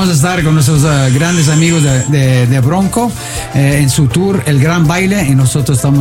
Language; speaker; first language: Spanish; early bilingual, heritage; Spanish